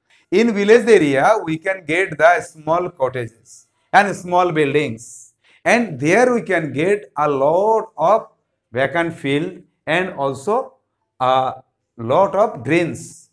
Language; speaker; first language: English; non-native, local second language; Bangla